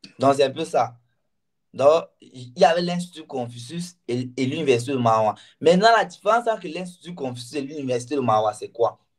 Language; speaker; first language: French; non-native, local second language; Ghomala